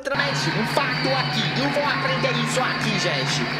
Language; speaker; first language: Portuguese; non-native, learner; English